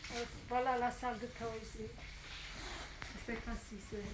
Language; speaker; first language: French; non-native, fluent; English